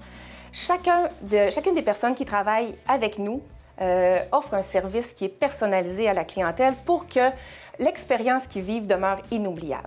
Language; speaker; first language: French; native; French